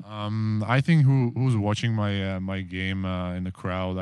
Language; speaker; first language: English; non-native, learner; Czech